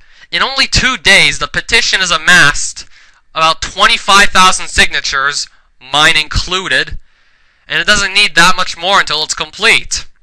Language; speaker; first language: English; native; English